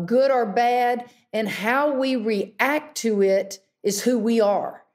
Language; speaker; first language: English; native; English